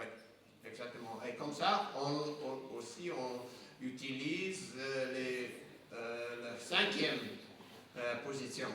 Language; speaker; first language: French; non-native, fluent; English